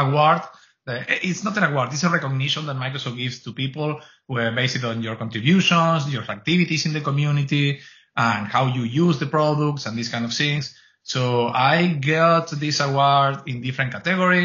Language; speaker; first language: English; non-native, fluent; Spanish